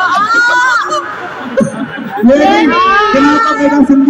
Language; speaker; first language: Korean; non-native, learner; Indonesian